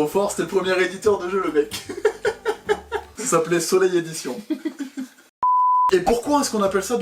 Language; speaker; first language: French; native; French